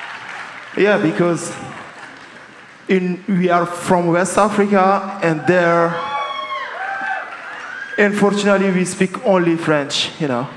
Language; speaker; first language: English; non-native, learner; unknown